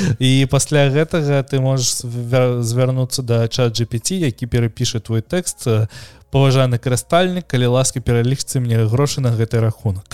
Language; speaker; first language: Belarusian; non-native, local second language; Russian